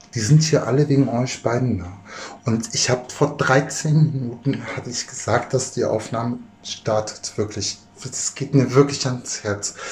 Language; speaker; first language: German; native; German